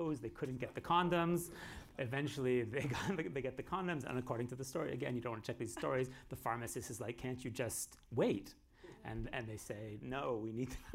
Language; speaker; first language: English; native; English